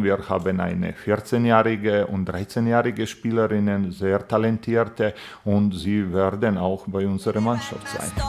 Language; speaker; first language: German; non-native, fluent; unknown